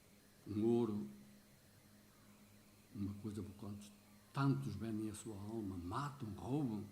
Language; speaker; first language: Portuguese; native; Portuguese